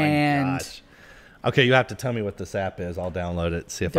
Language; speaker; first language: English; native; English